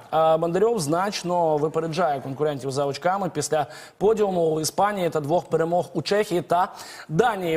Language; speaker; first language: Ukrainian; native; Ukrainian